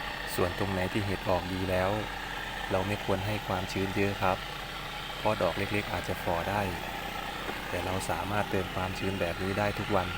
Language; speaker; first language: Thai; non-native, local second language; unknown